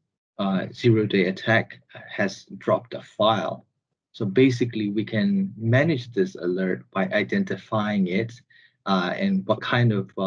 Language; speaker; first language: English; non-native, fluent; Burmese